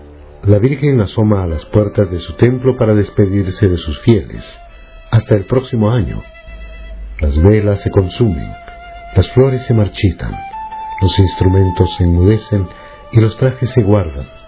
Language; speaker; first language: Spanish; native; Spanish